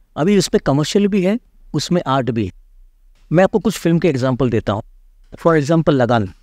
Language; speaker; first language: Hindi; non-native, local second language; Marathi